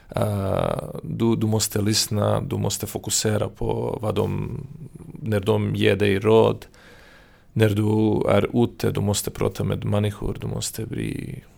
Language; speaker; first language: Swedish; non-native, learner; Serbian